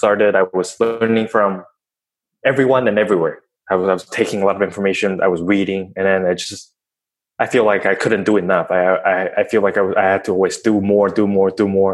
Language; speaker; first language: English; non-native, fluent; Chinese